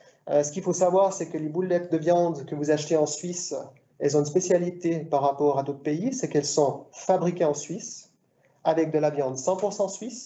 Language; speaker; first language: French; native; French